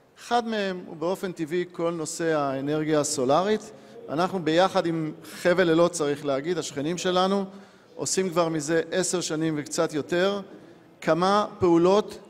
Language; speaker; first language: Hebrew; native; Hebrew